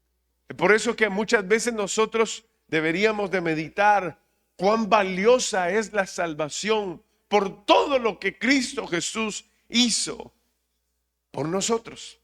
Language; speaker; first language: Spanish; native; Spanish